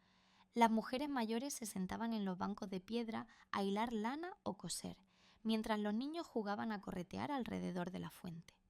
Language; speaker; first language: Spanish; native; Spanish